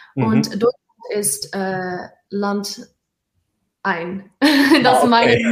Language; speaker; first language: German; non-native, learner; Dutch